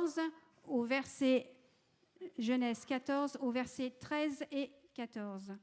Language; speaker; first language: French; native; French